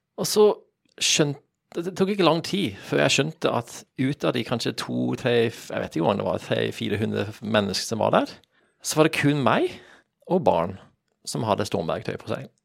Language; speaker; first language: Norwegian; non-native, fluent; English